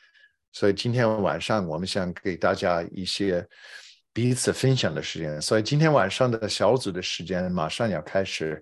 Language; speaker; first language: Chinese; non-native, fluent; English